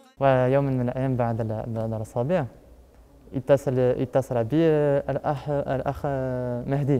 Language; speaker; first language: Arabic; non-native, learner; French